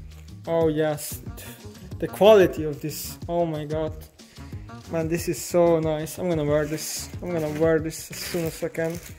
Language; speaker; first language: English; non-native, fluent; Slovenian